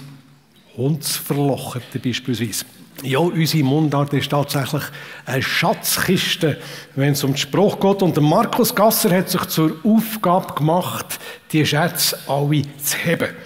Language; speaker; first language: German; native; German